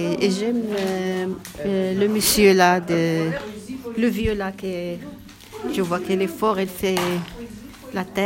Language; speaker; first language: French; non-native, learner; Arabic